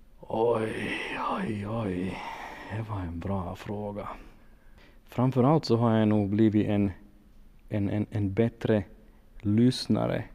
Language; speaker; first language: Swedish; native; Swedish